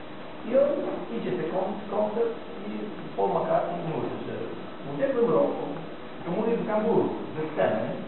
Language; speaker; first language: Polish; non-native, learner; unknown